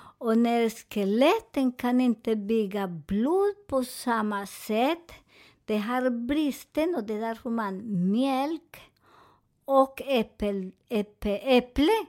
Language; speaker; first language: Swedish; non-native, fluent; Spanish